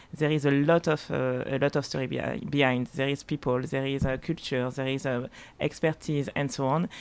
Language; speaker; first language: English; non-native, fluent; French